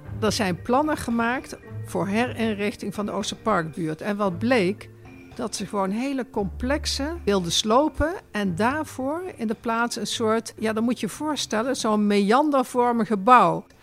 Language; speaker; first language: Dutch; native; Dutch